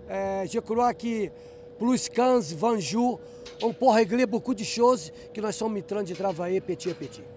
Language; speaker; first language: French; non-native, fluent; Portuguese